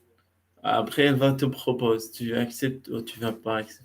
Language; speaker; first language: French; non-native, learner; Arabic